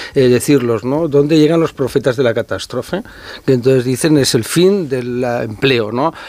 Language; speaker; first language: Spanish; native; Spanish